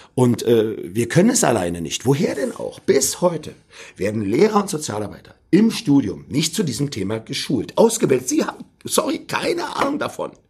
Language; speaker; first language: German; native; German